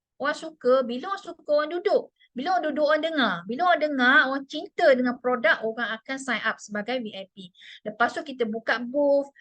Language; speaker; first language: Malay; non-native, local second language; Chinese